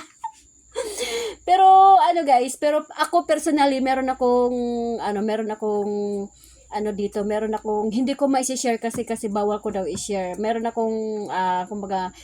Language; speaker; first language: Filipino; non-native, local second language; Cebuano